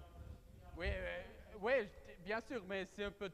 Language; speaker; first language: French; non-native, local second language; German